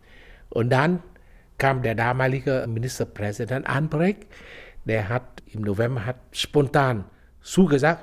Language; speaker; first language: German; non-native, fluent; Vietnamese